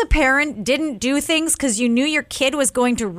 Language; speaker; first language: English; native; English